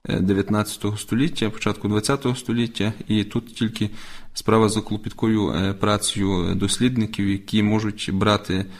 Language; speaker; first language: Ukrainian; native; Ukrainian